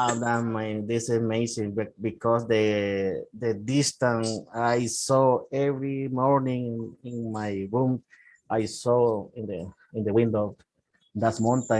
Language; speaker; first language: English; non-native, learner; Spanish